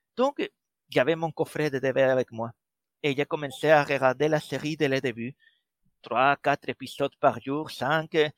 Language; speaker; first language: French; non-native, fluent; Spanish